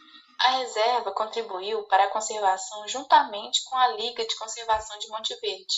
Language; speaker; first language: Portuguese; native; Portuguese